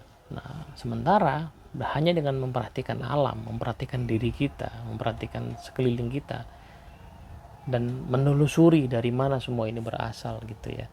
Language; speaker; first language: Indonesian; native; Indonesian